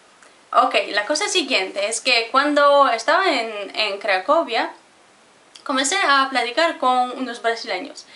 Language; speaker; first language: Spanish; non-native, fluent; Polish